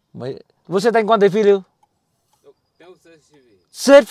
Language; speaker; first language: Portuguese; non-native, learner; Vietnamese